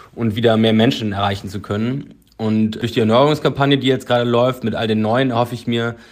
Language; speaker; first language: German; native; German